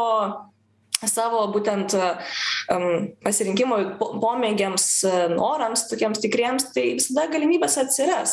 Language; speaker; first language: Lithuanian; non-native, local second language; Polish